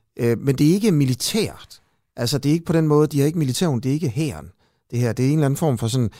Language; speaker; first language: Danish; native; Danish